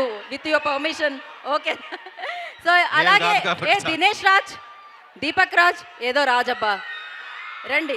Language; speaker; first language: Telugu; native; Telugu